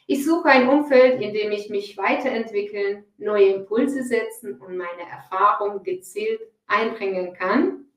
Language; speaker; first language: German; non-native, fluent; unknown